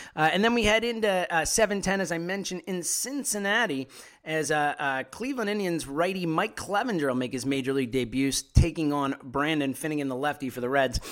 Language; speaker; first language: English; native; English